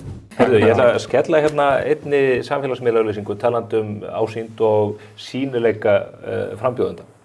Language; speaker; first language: Icelandic; native; Icelandic